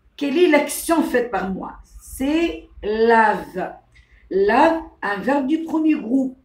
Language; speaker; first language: French; non-native, local second language; Arabic